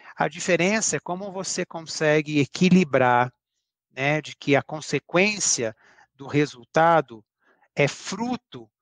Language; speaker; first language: Portuguese; native; Portuguese